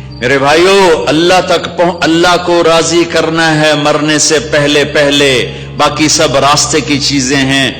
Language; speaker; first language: Urdu; non-native, local second language; Punjabi